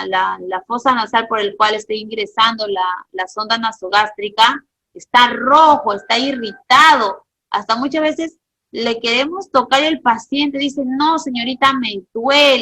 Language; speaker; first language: Spanish; native; Spanish